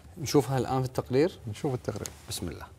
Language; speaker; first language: Arabic; native; Arabic